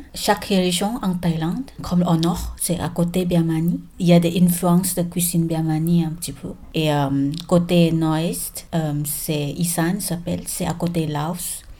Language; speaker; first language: French; non-native, learner; Thai